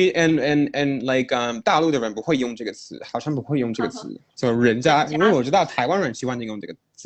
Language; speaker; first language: Chinese; non-native, fluent; English